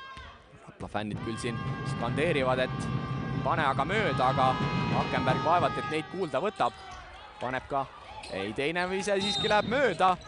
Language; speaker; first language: Estonian; native; Estonian